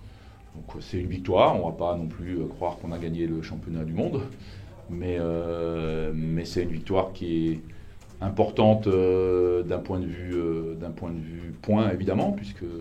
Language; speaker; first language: French; native; French